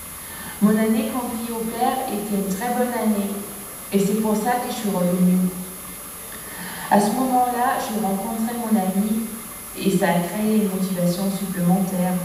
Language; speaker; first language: French; non-native, fluent; Danish